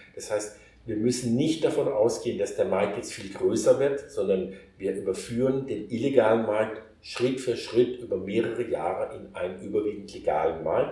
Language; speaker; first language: German; native; German